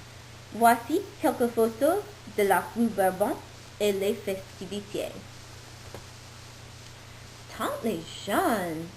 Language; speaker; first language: French; non-native, learner; English